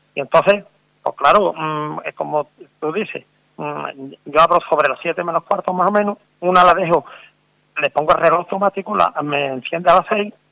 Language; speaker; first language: Spanish; native; Spanish